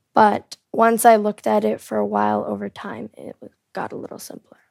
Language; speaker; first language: English; early bilingual, heritage; Korean